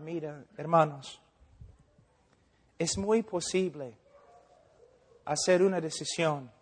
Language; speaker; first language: Spanish; non-native, fluent; English